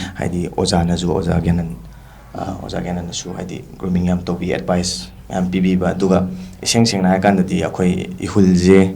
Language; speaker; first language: Manipuri; non-native, local second language; Rongmei Naga